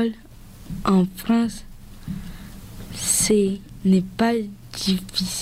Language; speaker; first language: French; early bilingual, other home language; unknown